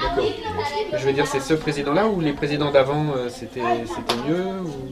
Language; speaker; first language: French; native; French